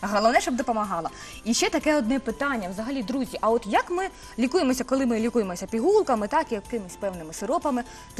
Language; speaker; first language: Ukrainian; native; Ukrainian